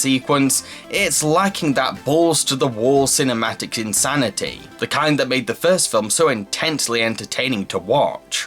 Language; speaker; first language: English; native; English